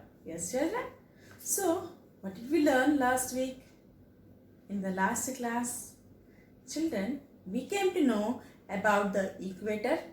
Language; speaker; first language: English; non-native, local second language; Telugu